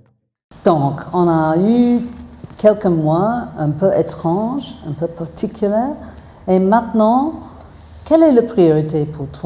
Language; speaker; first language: French; non-native, fluent; English